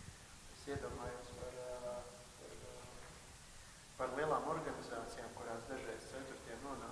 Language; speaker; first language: Latvian; native; Latvian